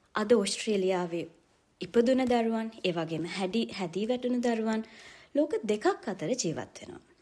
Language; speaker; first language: Sinhala; native; Sinhala